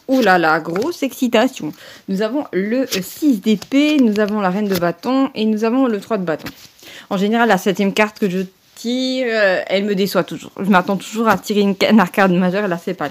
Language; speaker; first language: French; native; French